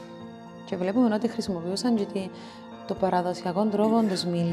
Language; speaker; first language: Greek; native; Greek